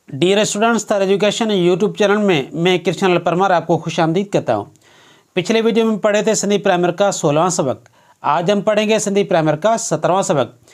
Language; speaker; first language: Urdu; non-native, local second language; Sindhi